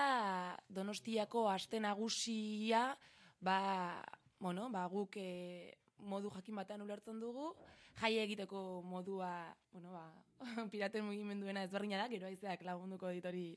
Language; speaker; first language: Basque; native; Basque